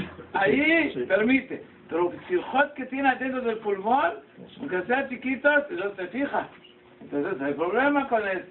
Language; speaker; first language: Spanish; non-native, learner; Hebrew